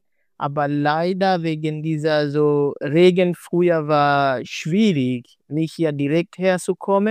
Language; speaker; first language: German; non-native, learner; Swahili